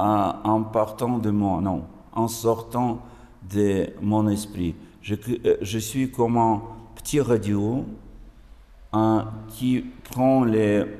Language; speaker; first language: French; non-native, fluent; Russian